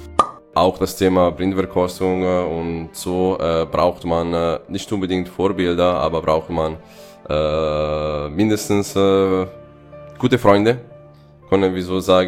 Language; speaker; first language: German; non-native, fluent; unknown